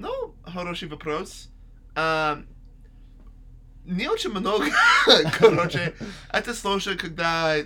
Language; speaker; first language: Russian; non-native, learner; English